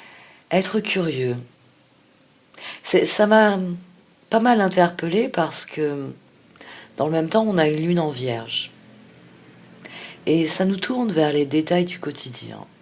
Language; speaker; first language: French; native; French